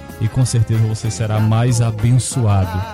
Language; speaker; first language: Portuguese; native; Portuguese